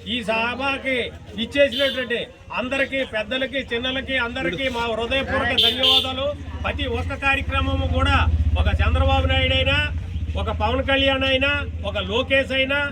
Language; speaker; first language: Telugu; native; Telugu